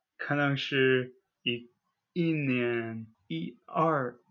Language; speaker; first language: Chinese; non-native, learner; English